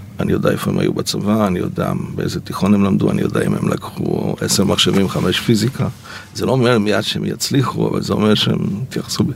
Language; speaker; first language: Hebrew; early bilingual, other home language; Polish